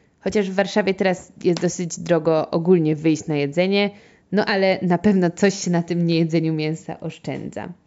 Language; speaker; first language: Polish; native; Polish